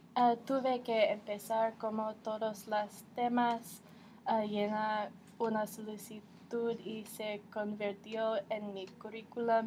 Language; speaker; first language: Spanish; non-native, learner; English